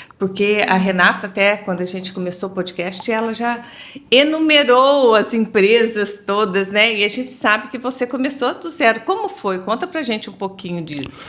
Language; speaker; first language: Portuguese; native; Portuguese